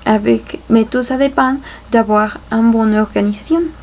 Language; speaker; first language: French; non-native, fluent; Spanish